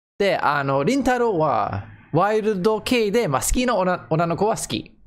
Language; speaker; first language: Japanese; non-native, fluent; English